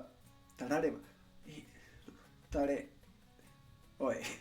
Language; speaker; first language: Japanese; non-native, learner; Spanish